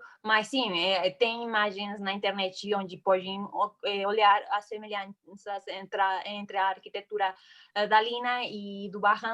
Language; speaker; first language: Portuguese; non-native, fluent; Spanish